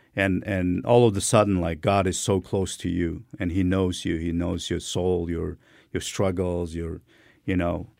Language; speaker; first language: English; non-native, fluent; Turkmen